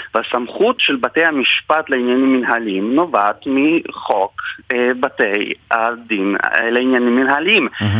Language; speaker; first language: Hebrew; non-native, fluent; Polish